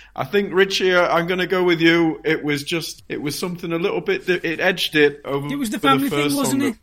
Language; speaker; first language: English; native; English